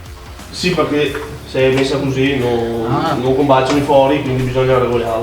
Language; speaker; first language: Italian; native; Italian